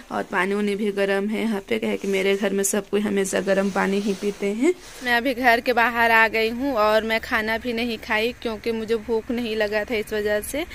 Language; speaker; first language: Hindi; native; Hindi